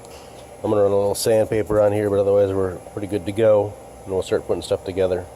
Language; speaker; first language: English; native; English